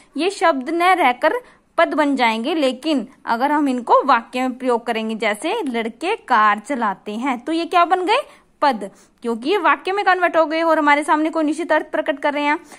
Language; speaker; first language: Hindi; native; Hindi